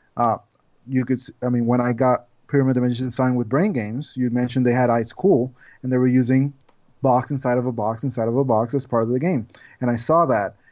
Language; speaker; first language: English; non-native, fluent; Spanish